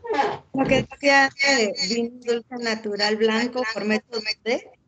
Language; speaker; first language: Spanish; native; Spanish